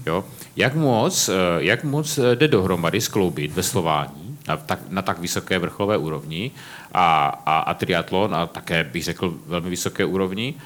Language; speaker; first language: Czech; native; Czech